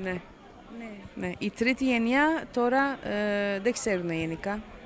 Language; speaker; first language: Greek; early bilingual, heritage; Greek